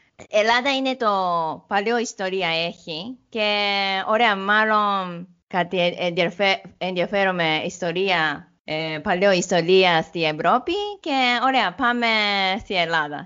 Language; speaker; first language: Greek; non-native, learner; Japanese